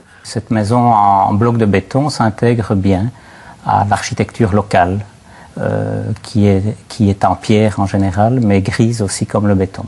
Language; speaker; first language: French; native; French